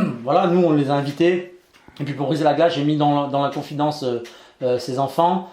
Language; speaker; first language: French; native; French